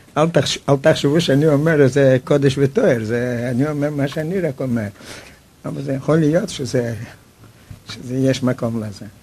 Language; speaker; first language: Hebrew; non-native, fluent; Yiddish